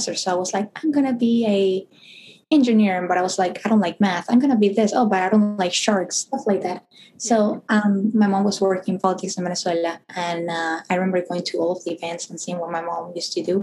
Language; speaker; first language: English; non-native, fluent; Spanish